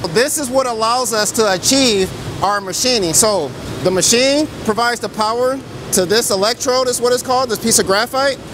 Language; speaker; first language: English; native; English